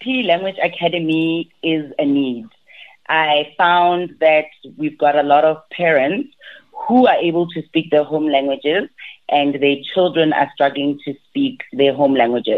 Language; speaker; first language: English; non-native, local second language; Tswana